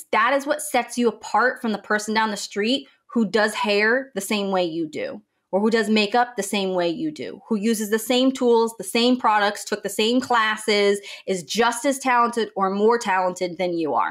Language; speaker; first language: English; native; English